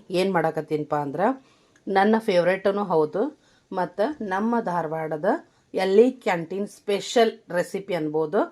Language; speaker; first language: Kannada; native; Kannada